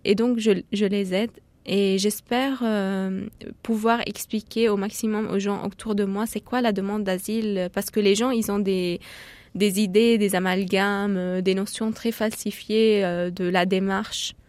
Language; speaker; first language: French; non-native, fluent; Arabic